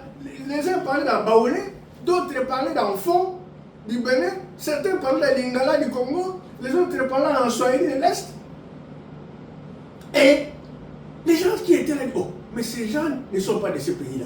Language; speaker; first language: French; non-native, local second language; Lingala